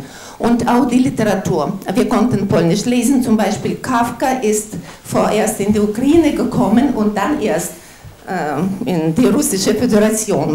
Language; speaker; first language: German; non-native, fluent; Ukrainian